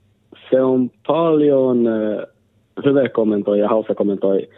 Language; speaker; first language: Finnish; non-native, local second language; Swedish